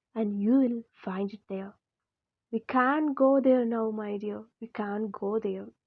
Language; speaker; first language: English; non-native, local second language; Malayalam